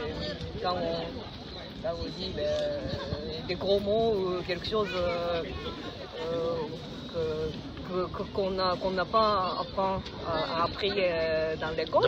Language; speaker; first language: French; non-native, fluent; Japanese